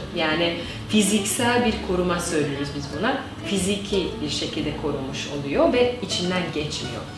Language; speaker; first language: Turkish; non-native, fluent; Hungarian